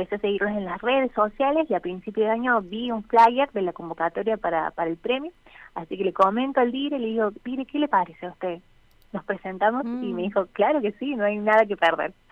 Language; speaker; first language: Spanish; native; Spanish